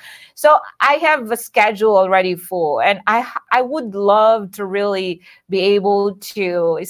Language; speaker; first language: English; non-native, local second language; Iloko